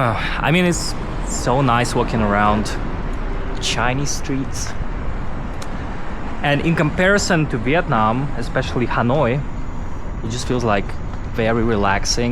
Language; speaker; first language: English; non-native, fluent; Russian